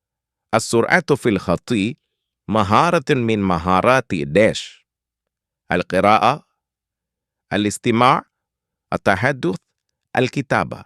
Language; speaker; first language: Arabic; non-native, fluent; Malayalam